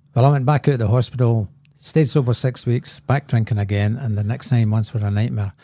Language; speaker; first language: English; native; English